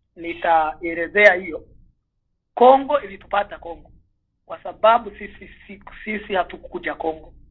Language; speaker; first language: Swahili; non-native, local second language; Kinyarwanda